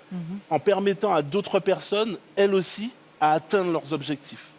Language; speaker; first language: French; native; French